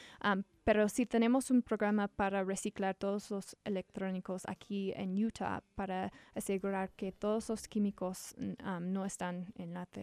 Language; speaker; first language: Spanish; non-native, learner; English